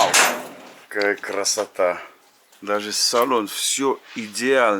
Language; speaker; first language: Russian; non-native, learner; English